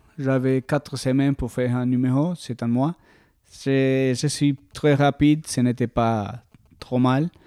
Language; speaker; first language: French; non-native, learner; Spanish